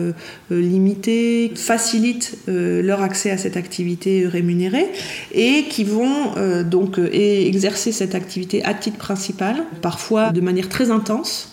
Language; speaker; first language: French; native; French